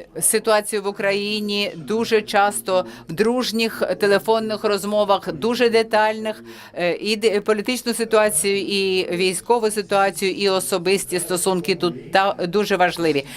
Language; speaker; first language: Ukrainian; non-native, fluent; French